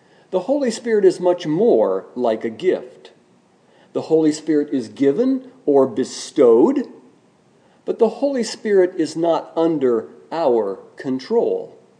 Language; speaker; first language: English; native; English